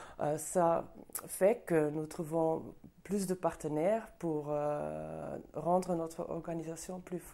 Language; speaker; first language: French; non-native, local second language; Dutch